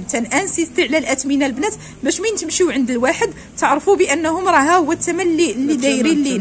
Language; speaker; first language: Arabic; native; Arabic